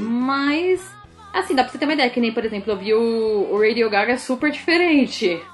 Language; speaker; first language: Portuguese; native; Portuguese